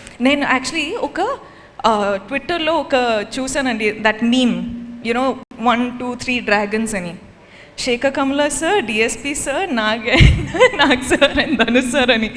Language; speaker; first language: Telugu; non-native, local second language; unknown